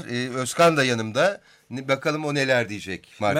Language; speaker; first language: Turkish; native; Turkish